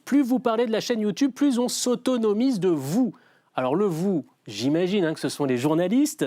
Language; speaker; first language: French; native; French